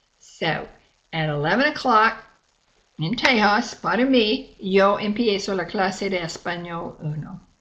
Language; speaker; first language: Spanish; non-native, fluent; English